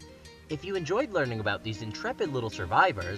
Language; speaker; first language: English; native; English